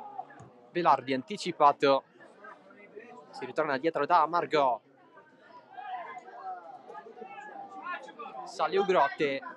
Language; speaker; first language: Italian; native; Italian